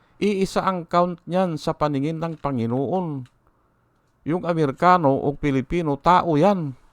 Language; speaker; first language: Filipino; native; Filipino